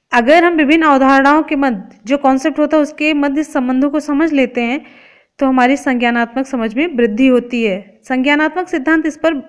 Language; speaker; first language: Hindi; native; Hindi